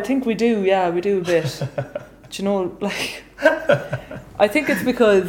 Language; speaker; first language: English; native; English